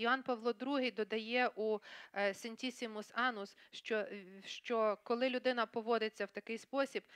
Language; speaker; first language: Ukrainian; native; Ukrainian